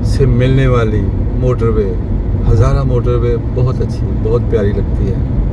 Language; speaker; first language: Urdu; non-native, local second language; Punjabi